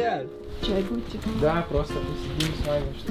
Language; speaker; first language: Russian; non-native, fluent; English